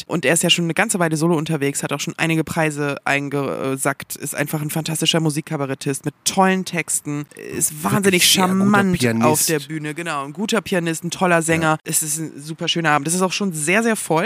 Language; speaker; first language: German; native; German